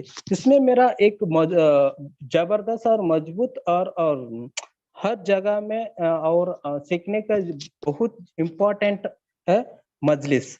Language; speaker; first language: Hindi; non-native, learner; Kannada